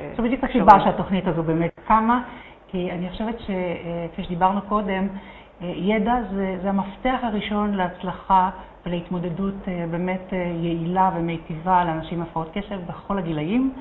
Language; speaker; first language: Hebrew; native; Hebrew